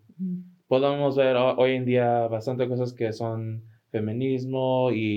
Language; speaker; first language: Spanish; early bilingual, heritage; Spanish